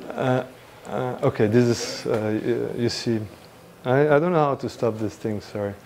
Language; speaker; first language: English; non-native, fluent; Italian